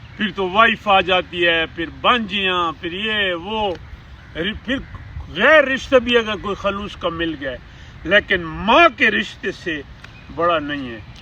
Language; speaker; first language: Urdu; non-native, local second language; Saraiki